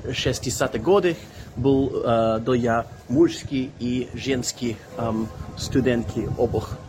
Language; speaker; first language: Russian; non-native, learner; English